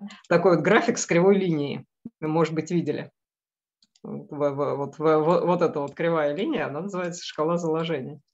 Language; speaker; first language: Russian; native; Russian